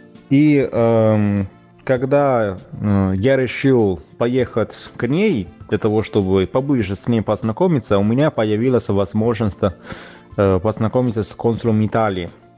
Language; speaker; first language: Russian; non-native, fluent; Italian